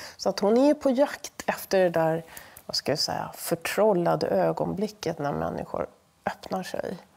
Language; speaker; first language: Swedish; native; Swedish